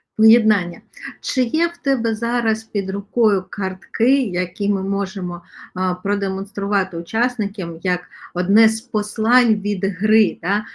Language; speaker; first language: Ukrainian; non-native, local second language; Russian